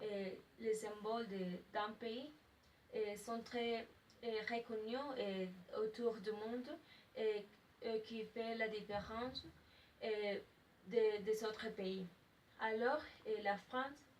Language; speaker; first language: French; non-native, learner; Spanish